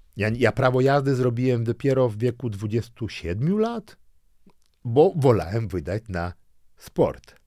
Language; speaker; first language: Polish; early bilingual, other home language; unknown